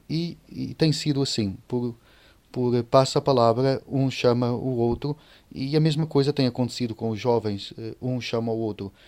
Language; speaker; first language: Portuguese; native; Portuguese